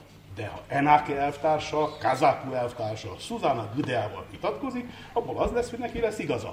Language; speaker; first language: Hungarian; native; Hungarian